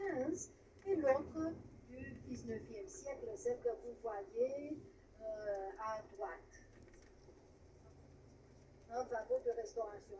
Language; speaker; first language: French; non-native, fluent; Romanian